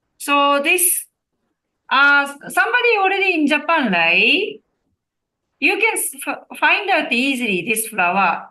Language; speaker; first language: English; non-native, learner; Japanese